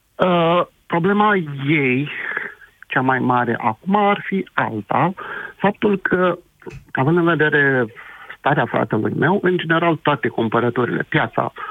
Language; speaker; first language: Romanian; native; Romanian